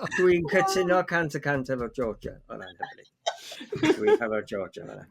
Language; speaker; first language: Welsh; native; Welsh